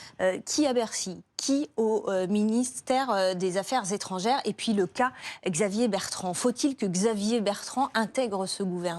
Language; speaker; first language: French; native; French